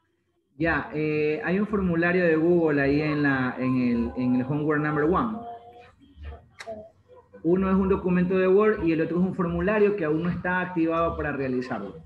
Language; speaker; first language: Spanish; native; Spanish